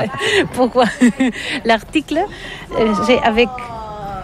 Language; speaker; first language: French; non-native, learner; Catalan